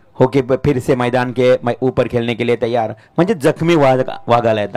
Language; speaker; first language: Hindi; non-native, local second language; Marathi